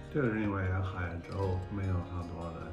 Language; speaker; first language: Chinese; non-native, learner; English